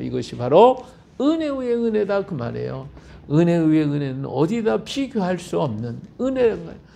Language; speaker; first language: Korean; native; Korean